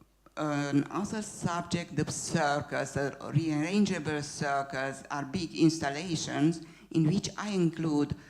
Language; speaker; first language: English; non-native, fluent; Hungarian